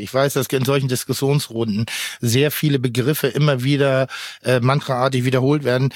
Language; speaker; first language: German; native; German